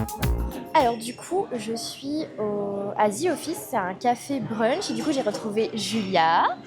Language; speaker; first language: French; native; French